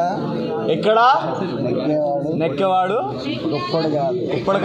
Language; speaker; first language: Telugu; non-native, learner; Hindi